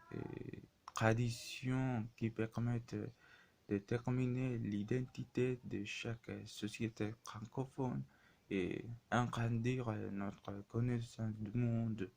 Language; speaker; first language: French; non-native, learner; Spanish